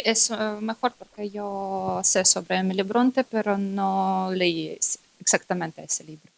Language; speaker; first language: Spanish; non-native, fluent; Ukrainian